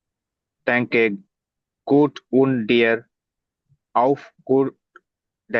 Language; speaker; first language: German; non-native, learner; Tamil